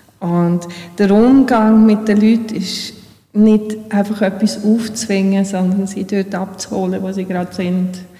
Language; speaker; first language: German; early bilingual, other home language; Bosnian